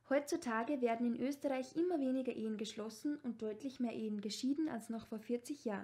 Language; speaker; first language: German; native; German